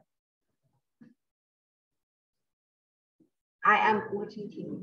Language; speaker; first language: English; non-native, learner; Chinese